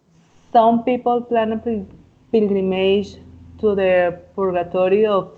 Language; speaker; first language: English; non-native, learner; Spanish